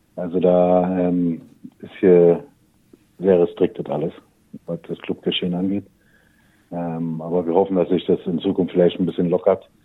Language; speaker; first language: German; native; German